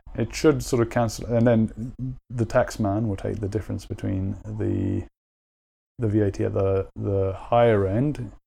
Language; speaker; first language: English; native; English